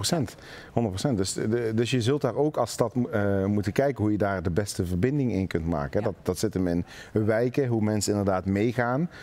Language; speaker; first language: Dutch; native; Dutch